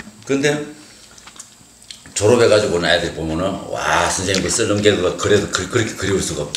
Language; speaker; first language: Korean; native; Korean